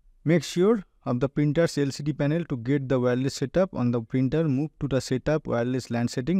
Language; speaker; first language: English; non-native, local second language; Bangla